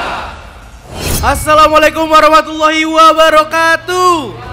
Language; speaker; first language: Indonesian; native; Indonesian